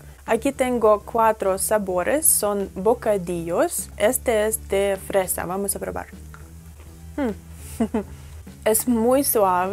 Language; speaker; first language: Spanish; non-native, fluent; Russian